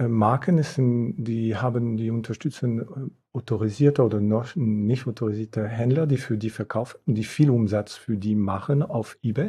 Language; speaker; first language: German; non-native, fluent; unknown